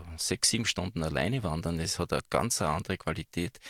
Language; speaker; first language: German; native; German